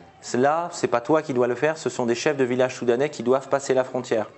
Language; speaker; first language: French; native; French